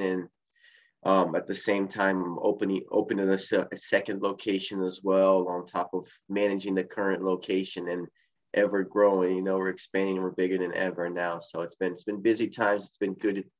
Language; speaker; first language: English; early bilingual, other home language; Portuguese